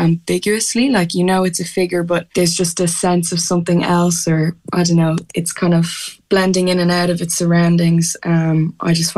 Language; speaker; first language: English; native; English